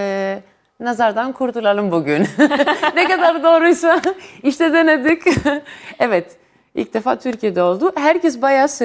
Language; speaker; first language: Turkish; non-native, fluent; Greek